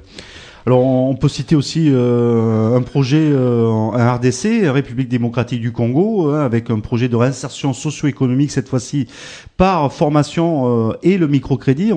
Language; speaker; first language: French; native; French